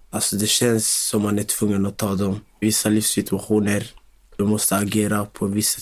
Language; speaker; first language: Swedish; non-native, local second language; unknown